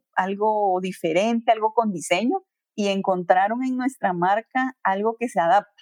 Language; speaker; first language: Spanish; native; Spanish